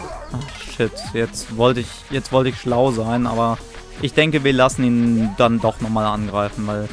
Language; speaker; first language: German; native; German